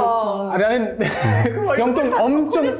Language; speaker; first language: Korean; non-native, fluent; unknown